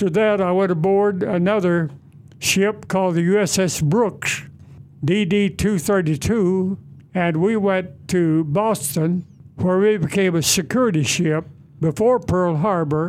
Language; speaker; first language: English; native; English